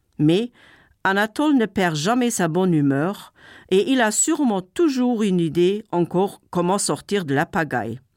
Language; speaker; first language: French; non-native, local second language; Luxembourgish